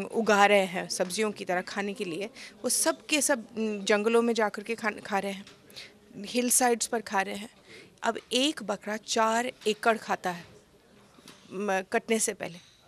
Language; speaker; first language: Hindi; native; Hindi